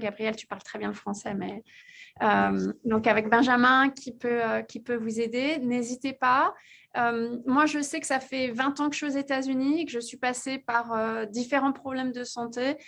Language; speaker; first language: French; native; French